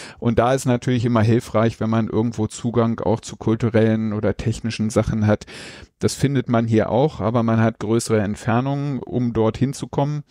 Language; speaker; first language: German; native; German